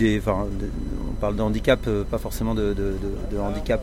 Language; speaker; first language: French; native; French